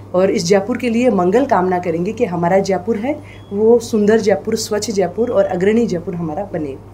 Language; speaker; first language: Hindi; native; Hindi